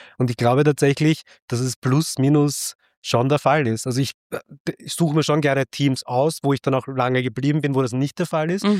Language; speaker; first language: German; early bilingual, other home language; Hindi